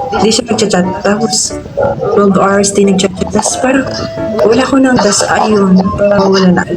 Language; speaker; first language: Filipino; native; Filipino